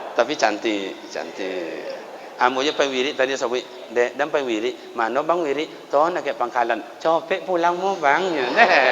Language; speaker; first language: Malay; non-native, local second language; Minangkabau